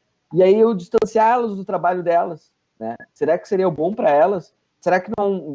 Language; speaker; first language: Portuguese; native; Portuguese